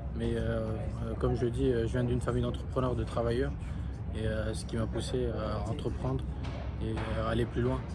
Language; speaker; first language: French; early bilingual, other home language; Kurdish